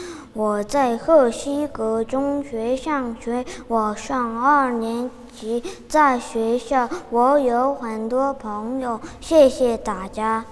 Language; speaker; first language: Chinese; non-native, learner; Mongolian